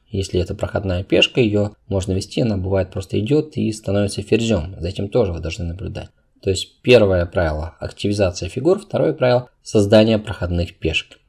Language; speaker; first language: Russian; non-native, local second language; Uzbek